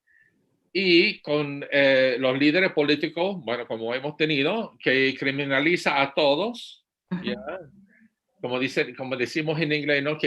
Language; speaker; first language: Spanish; non-native, fluent; English